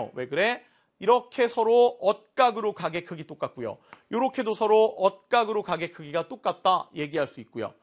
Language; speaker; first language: Korean; native; Korean